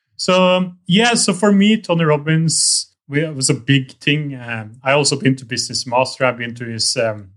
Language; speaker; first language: English; non-native, fluent; Norwegian